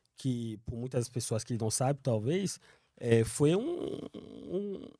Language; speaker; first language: Portuguese; non-native, fluent; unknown